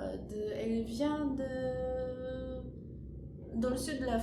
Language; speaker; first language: French; non-native, fluent; Japanese